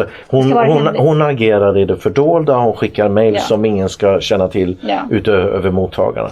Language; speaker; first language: Swedish; native; Swedish